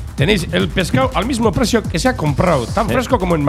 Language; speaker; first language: Spanish; non-native, local second language; Basque